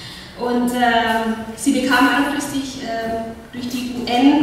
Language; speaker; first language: German; non-native, fluent; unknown